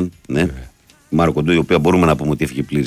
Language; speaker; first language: Greek; native; Greek